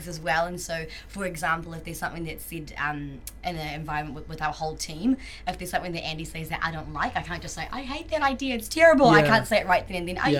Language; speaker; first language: English; native; English